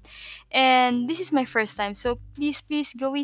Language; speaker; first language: English; non-native, local second language; Filipino